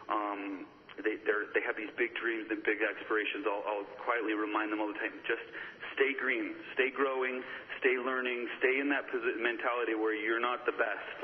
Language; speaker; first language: English; native; English